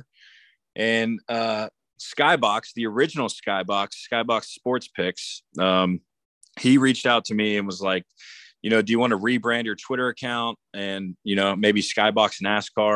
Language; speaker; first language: English; native; English